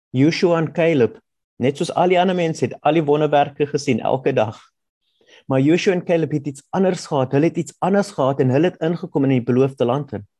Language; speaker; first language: Afrikaans; non-native, local second language; German